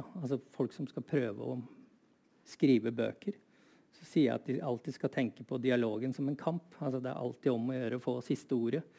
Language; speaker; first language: Norwegian; native; Norwegian